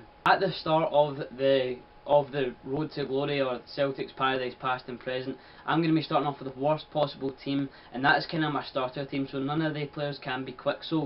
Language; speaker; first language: English; native; English